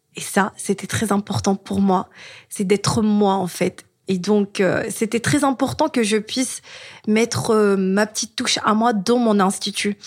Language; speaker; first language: French; non-native, local second language; Arabic